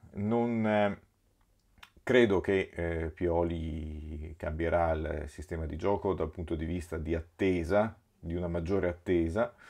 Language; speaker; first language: Italian; native; Italian